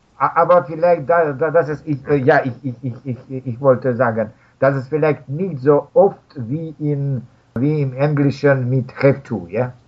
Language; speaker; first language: German; non-native, fluent; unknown